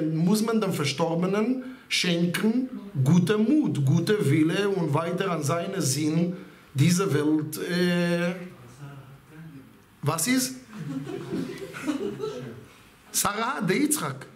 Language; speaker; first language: German; non-native, fluent; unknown